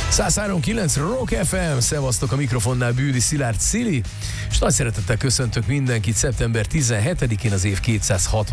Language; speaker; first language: Hungarian; native; Hungarian